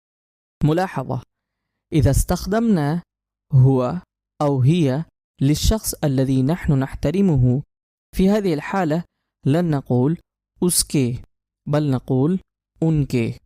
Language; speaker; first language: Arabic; non-native, fluent; Urdu